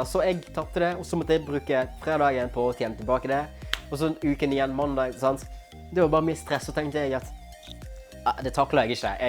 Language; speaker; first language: Norwegian; native; Norwegian